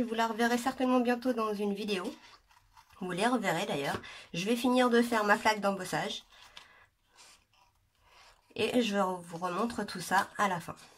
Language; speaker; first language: French; native; French